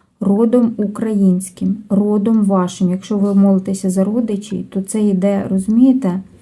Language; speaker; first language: Ukrainian; non-native, local second language; Russian